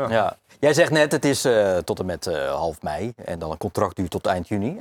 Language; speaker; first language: Dutch; native; Dutch